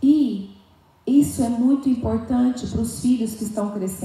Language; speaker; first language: Portuguese; native; Portuguese